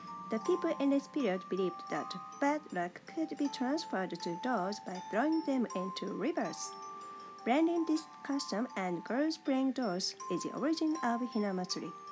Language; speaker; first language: English; non-native, fluent; Japanese